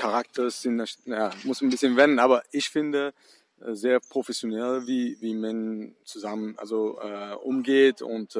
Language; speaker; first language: German; non-native, fluent; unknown